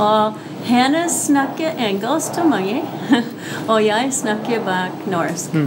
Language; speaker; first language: Norwegian; early bilingual, heritage; English